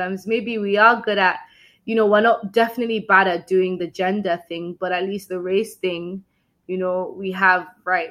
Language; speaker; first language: English; non-native, local second language; Yoruba